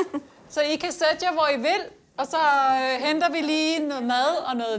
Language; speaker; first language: Danish; native; Danish